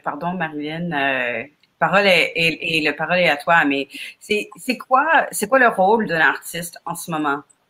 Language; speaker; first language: French; non-native, fluent; English